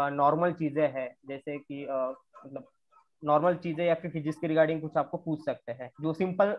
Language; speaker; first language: Hindi; non-native, local second language; Marathi